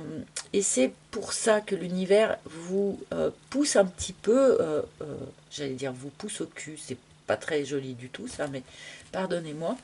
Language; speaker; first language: French; native; French